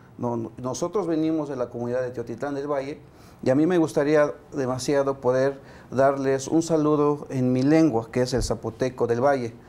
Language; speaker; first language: Spanish; non-native, local second language; Zapotec